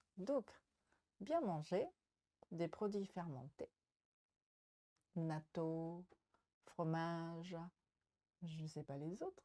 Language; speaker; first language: French; non-native, learner; Japanese